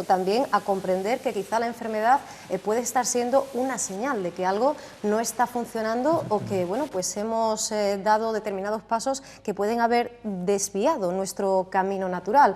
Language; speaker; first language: Spanish; native; Spanish